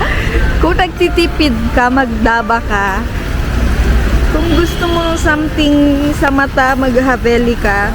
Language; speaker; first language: Filipino; native; Filipino